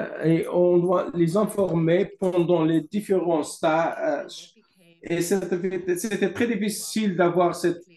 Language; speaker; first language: French; non-native, fluent; English